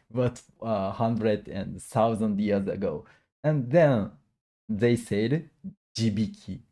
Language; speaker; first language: English; non-native, learner; Japanese